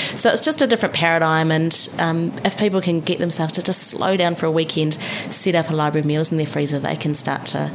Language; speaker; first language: English; native; English